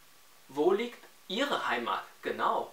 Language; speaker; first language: German; non-native, fluent; Chinese